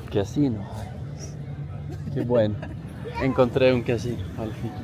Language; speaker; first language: Spanish; non-native, fluent; Swedish